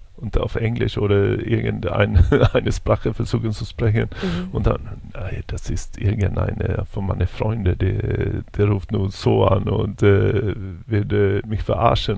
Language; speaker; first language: German; non-native, fluent; Swedish